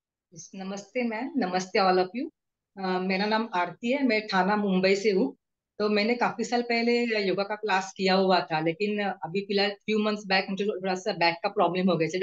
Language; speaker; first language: Hindi; non-native, local second language; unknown